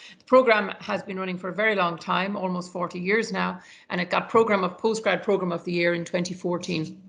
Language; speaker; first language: English; native; English